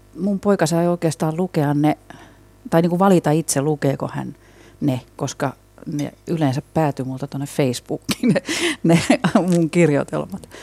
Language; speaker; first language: Finnish; native; Finnish